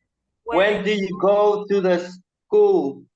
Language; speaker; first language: English; non-native, learner; Spanish